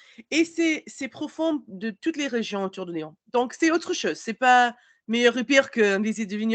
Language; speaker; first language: French; non-native, learner; English